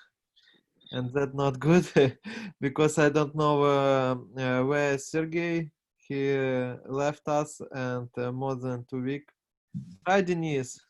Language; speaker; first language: English; non-native, learner; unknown